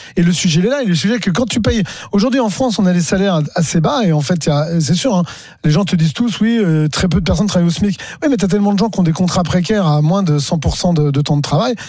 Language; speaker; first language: French; native; French